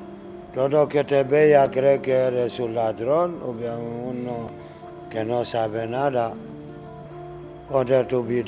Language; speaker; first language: Spanish; non-native, learner; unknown